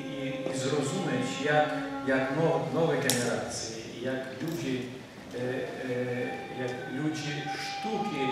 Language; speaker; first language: Polish; non-native, fluent; Lithuanian